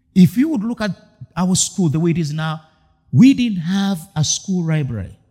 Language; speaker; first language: English; non-native, local second language; Ganda